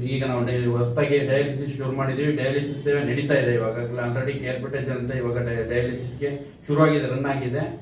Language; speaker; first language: Kannada; native; Kannada